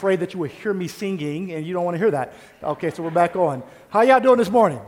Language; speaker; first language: English; native; English